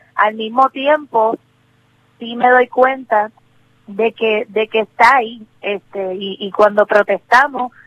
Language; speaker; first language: Spanish; native; Spanish